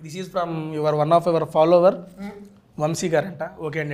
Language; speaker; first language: Telugu; native; Telugu